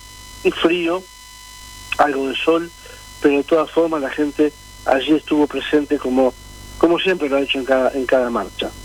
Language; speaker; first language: Spanish; native; Spanish